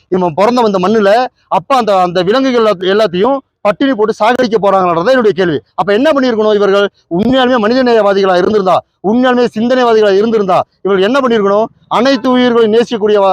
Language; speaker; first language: Tamil; native; Tamil